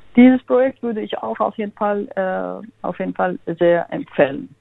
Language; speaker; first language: German; non-native, fluent; Georgian